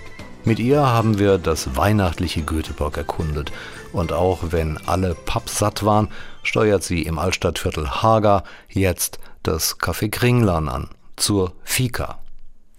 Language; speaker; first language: German; native; German